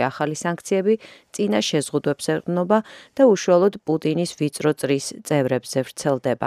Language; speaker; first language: Georgian; native; Georgian